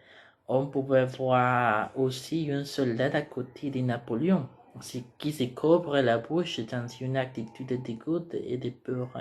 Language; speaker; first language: French; non-native, learner; Spanish